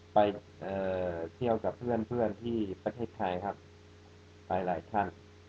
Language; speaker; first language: Thai; non-native, fluent; English